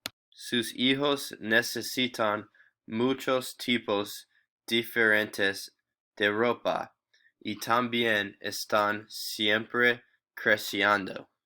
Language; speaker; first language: Spanish; non-native, learner; English